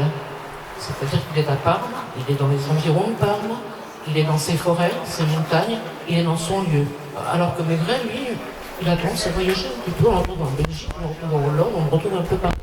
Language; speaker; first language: French; native; French